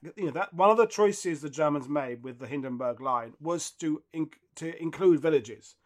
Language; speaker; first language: English; native; English